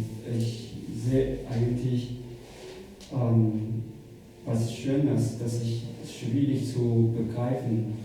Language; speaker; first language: German; non-native, fluent; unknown